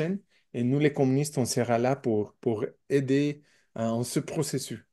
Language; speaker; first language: French; non-native, learner; English